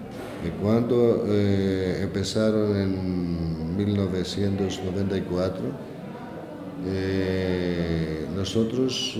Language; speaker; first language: Spanish; non-native, learner; Greek